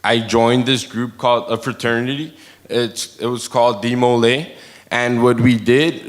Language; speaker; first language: English; early bilingual, other home language; Spanish